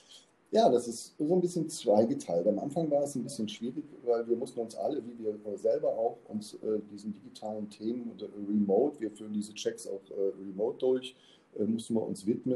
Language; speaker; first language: German; native; German